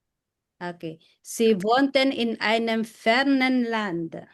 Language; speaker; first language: German; non-native, fluent; Filipino